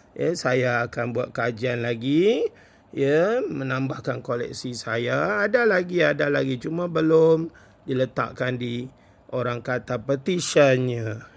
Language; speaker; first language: Malay; native; Malay